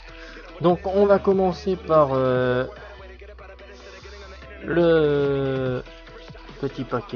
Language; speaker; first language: French; native; French